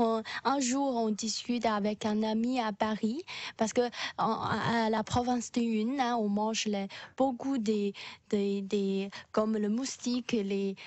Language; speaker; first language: French; non-native, learner; Chinese